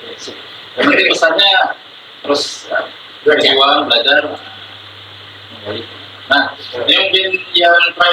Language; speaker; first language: Indonesian; native; Indonesian